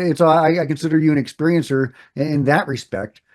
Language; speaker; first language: English; native; English